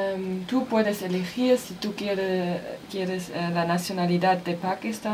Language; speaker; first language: Spanish; non-native, learner; German